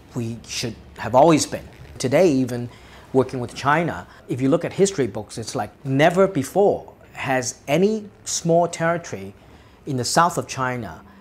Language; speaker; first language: English; non-native, local second language; Cantonese